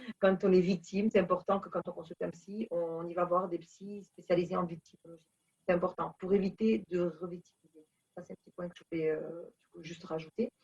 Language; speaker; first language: French; early bilingual, other home language; Portuguese